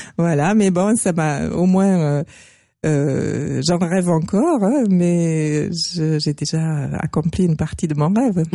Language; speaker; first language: French; non-native, fluent; German